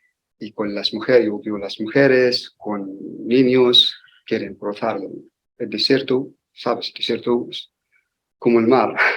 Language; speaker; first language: Spanish; non-native, learner; Arabic